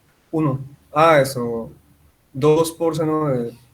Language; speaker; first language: Spanish; native; Spanish